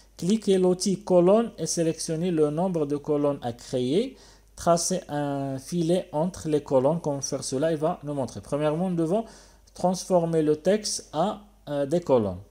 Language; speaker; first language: French; non-native, local second language; Arabic